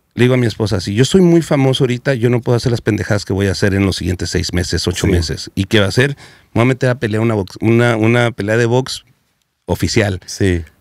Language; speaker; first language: Spanish; early bilingual, heritage; Spanish